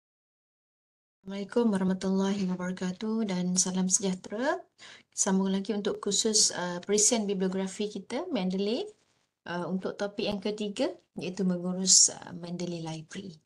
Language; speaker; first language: Malay; native; Malay